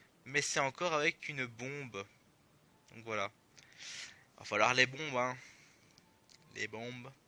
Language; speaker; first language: French; native; French